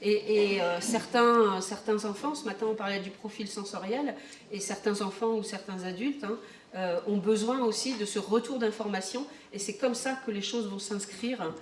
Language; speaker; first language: French; native; French